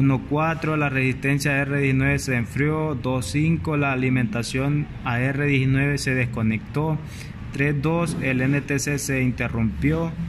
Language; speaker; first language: Spanish; native; Spanish